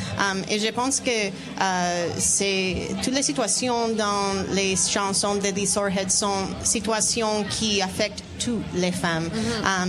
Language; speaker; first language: French; non-native, learner; Spanish